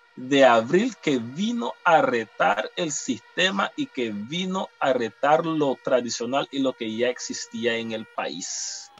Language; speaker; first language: Spanish; native; Spanish